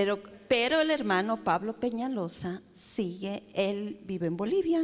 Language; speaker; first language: Spanish; native; Spanish